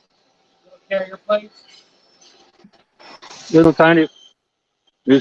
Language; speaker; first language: English; native; English